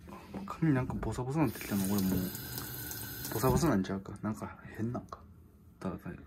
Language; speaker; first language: Japanese; native; Japanese